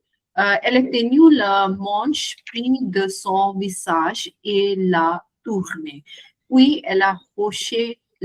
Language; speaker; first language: French; non-native, learner; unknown